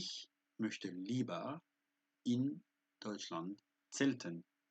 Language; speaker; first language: German; non-native, fluent; French